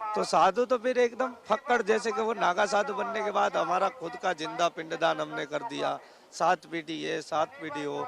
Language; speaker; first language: Hindi; non-native, local second language; Gujarati